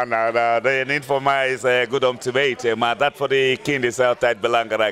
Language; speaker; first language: Dutch; non-native, fluent; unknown